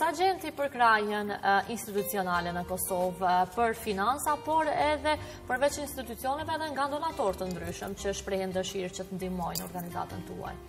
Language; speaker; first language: Albanian; native; Albanian